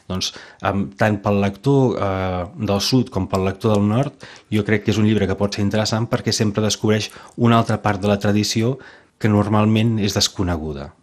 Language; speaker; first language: Catalan; native; Catalan